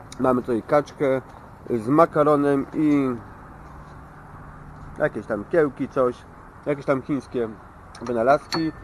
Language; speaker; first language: Polish; native; Polish